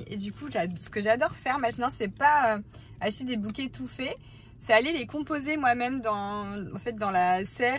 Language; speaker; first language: French; native; French